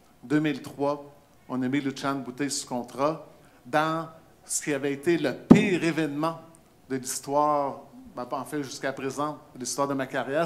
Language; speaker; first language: French; native; French